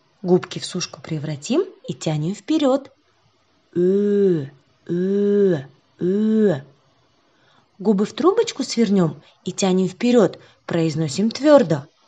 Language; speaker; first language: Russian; non-native, local second language; Kazakh